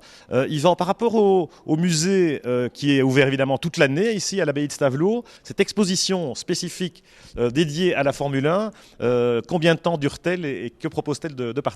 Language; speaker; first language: French; native; French